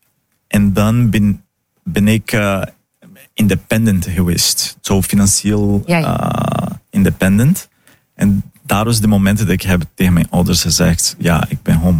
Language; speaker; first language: Dutch; non-native, fluent; Portuguese